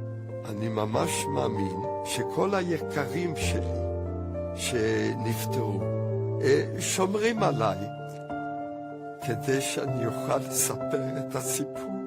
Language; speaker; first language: Hebrew; non-native, fluent; French